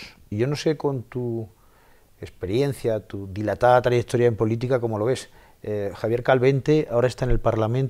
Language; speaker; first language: Spanish; native; Spanish